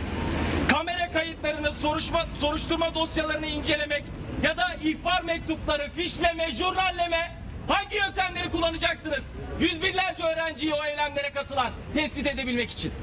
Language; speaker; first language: Turkish; native; Turkish